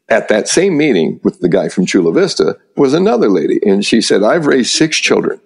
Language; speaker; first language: English; native; English